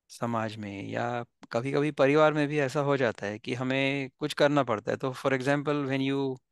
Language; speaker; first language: Hindi; non-native, local second language; Marathi